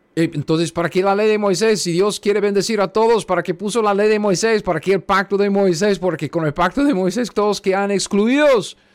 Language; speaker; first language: Spanish; non-native, fluent; English